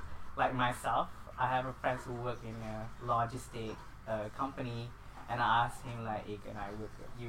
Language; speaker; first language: English; non-native, local second language; Malay